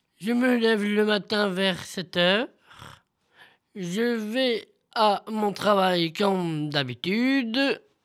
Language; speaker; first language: French; native; French